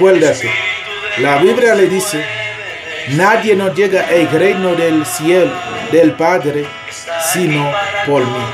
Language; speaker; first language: Spanish; non-native, learner; Haitian Creole